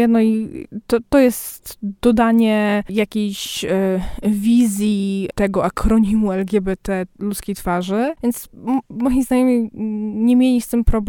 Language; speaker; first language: Polish; native; Polish